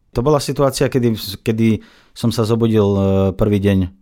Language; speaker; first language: Slovak; non-native, fluent; Russian